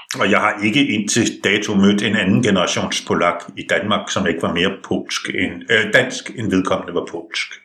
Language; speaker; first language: Danish; native; Danish